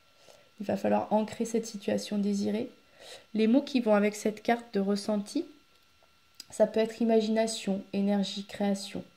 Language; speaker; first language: French; native; French